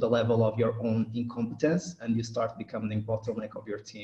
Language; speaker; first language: English; non-native, fluent; Portuguese